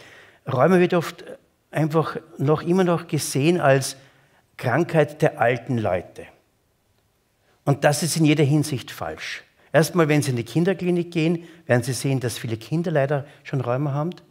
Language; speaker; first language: German; native; German